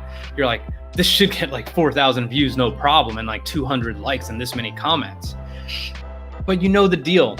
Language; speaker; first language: English; native; English